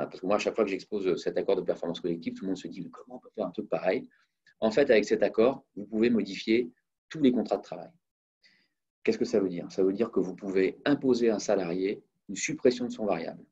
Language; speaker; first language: French; native; French